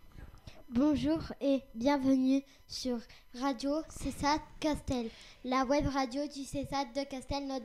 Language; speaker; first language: French; native; French